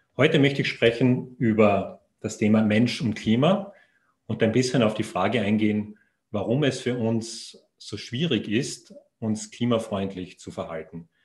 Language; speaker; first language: German; native; German